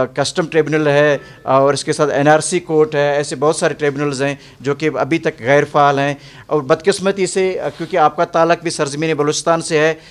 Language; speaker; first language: Urdu; non-native, local second language; Baluchi